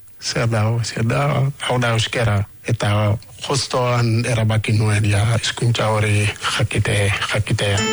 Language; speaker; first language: Basque; non-native, learner; Wolof